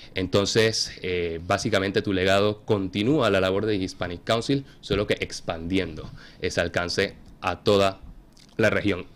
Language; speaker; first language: Spanish; native; Spanish